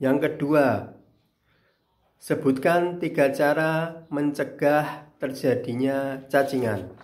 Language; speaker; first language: Indonesian; native; Indonesian